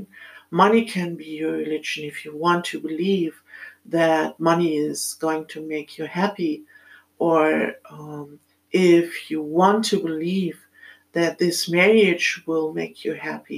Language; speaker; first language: English; non-native, fluent; German